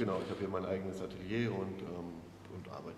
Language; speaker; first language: German; native; German